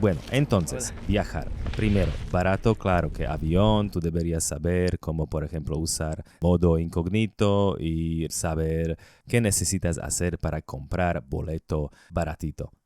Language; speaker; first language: Spanish; non-native, learner; Slovak